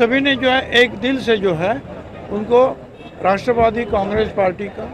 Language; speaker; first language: Hindi; non-native, local second language; Marathi